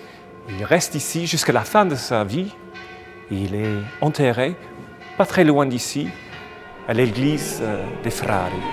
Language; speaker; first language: French; non-native, fluent; English